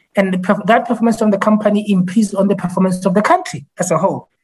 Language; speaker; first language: English; non-native, local second language; Tswana